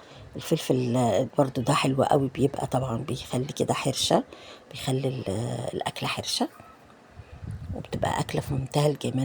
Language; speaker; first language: Arabic; native; Arabic